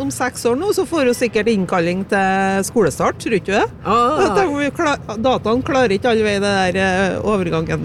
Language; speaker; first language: Norwegian; native; Norwegian